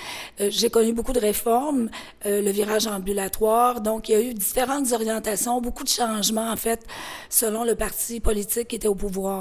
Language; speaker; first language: French; native; French